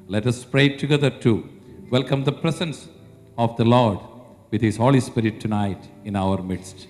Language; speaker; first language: English; non-native, local second language; Malayalam